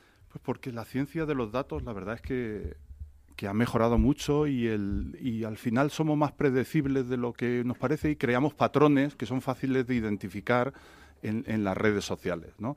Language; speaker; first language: Spanish; native; Spanish